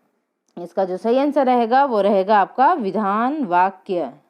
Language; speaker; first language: Hindi; native; Hindi